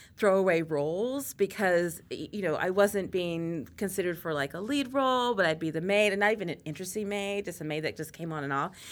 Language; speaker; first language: English; native; English